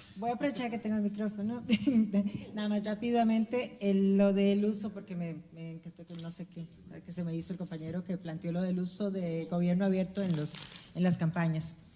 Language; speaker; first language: Spanish; native; Spanish